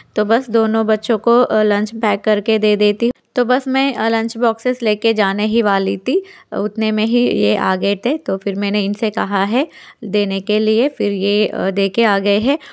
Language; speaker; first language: Hindi; non-native, local second language; Telugu